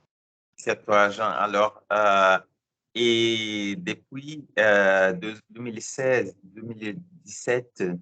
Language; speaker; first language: French; non-native, learner; Portuguese